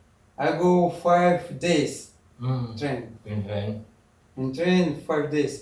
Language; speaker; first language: English; non-native, learner; Russian